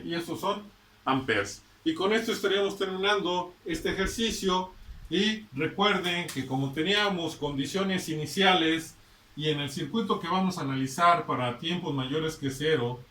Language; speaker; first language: Spanish; native; Spanish